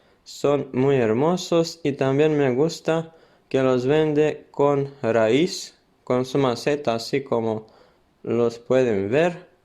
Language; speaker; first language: Spanish; non-native, fluent; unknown